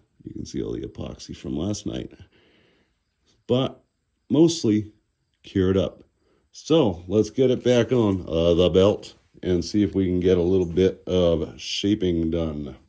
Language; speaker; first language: English; native; English